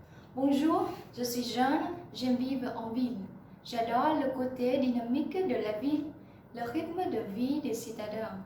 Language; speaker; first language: French; non-native, learner; Vietnamese